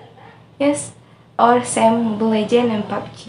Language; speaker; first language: English; non-native, learner; Indonesian